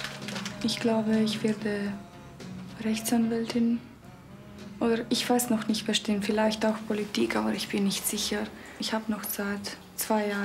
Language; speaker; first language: German; non-native, local second language; Romanian